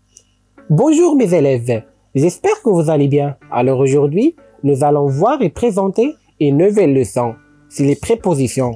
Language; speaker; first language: French; non-native, local second language; Arabic